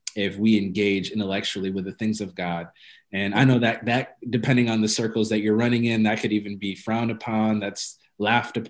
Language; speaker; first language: English; early bilingual, other home language; Amharic